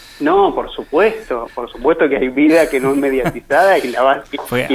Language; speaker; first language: Spanish; native; Spanish